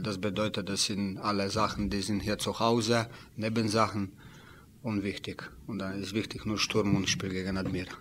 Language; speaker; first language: German; non-native, learner; Slovenian